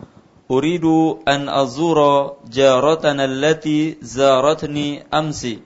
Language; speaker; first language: Arabic; non-native, learner; Indonesian